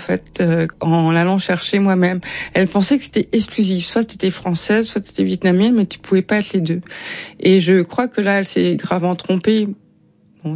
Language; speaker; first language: French; native; French